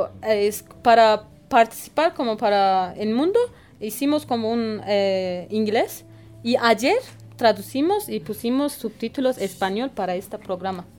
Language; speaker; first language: Spanish; non-native, learner; Kurdish